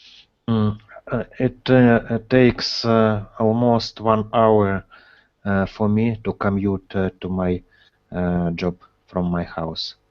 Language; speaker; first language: English; non-native, learner; Russian